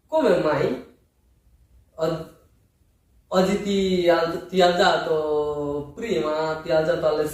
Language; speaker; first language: Italian; non-native, learner; Bangla